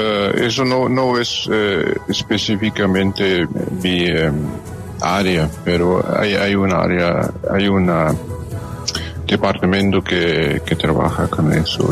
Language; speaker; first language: Spanish; non-native, fluent; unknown